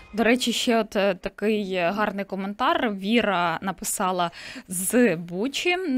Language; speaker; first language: Ukrainian; native; Ukrainian